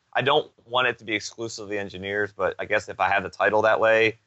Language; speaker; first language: English; native; English